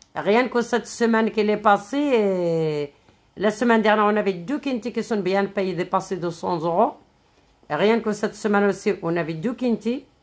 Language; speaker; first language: French; non-native, local second language; Arabic